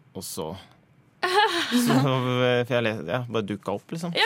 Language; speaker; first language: Norwegian; native; Norwegian